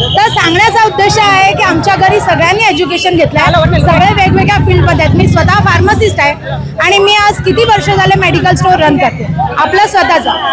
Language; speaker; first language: Marathi; non-native, local second language; Marwari